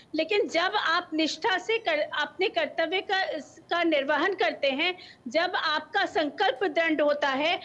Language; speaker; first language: Hindi; native; Hindi